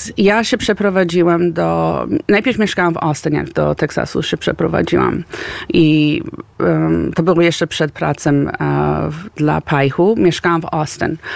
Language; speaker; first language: Polish; early bilingual, heritage; Polish